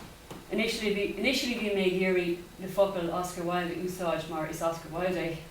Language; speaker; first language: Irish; non-native, local second language; English